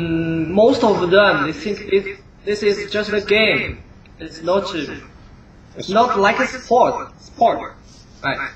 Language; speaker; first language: English; non-native, learner; Chinese